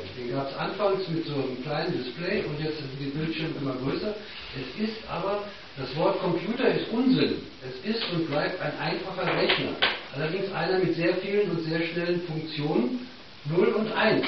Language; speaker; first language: German; native; German